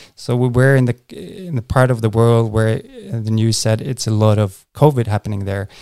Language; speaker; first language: English; non-native, fluent; Norwegian